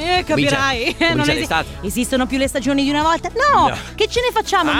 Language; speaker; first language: Italian; native; Italian